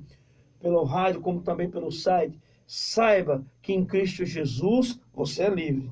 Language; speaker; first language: Portuguese; native; Portuguese